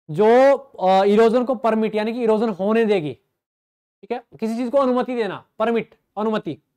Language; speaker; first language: Hindi; native; Hindi